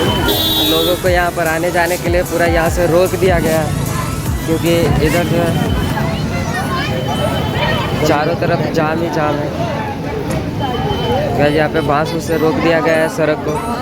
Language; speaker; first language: Hindi; non-native, local second language; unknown